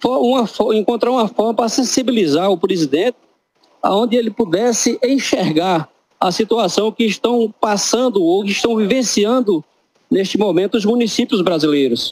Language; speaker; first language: Portuguese; native; Portuguese